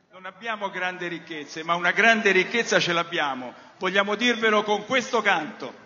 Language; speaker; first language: Italian; native; Italian